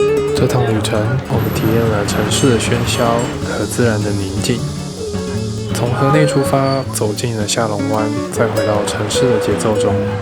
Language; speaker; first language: Chinese; native; Chinese